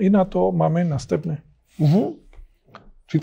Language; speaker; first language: Polish; non-native, learner; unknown